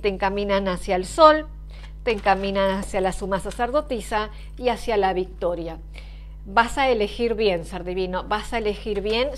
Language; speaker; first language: Spanish; native; Spanish